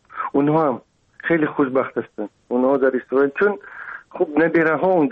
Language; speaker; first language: Persian; non-native, local second language; Russian